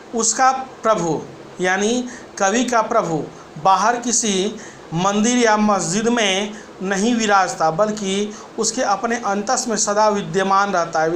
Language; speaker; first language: Hindi; native; Hindi